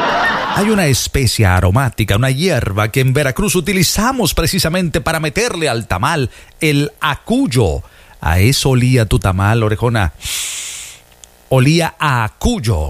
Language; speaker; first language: Spanish; native; Spanish